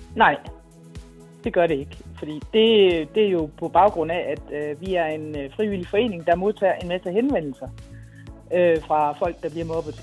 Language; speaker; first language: Danish; native; Danish